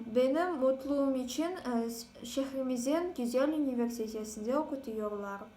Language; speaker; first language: Turkish; non-native, learner; Kazakh